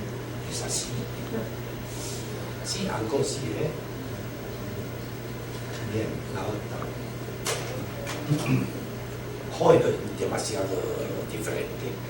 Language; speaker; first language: Spanish; non-native, learner; Chinese